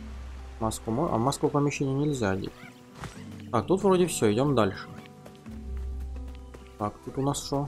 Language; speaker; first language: Russian; native; Russian